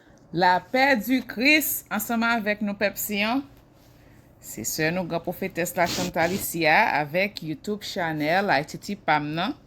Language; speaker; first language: French; non-native, local second language; Haitian Creole